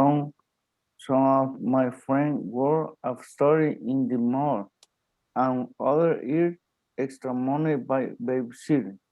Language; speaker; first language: English; non-native, learner; Spanish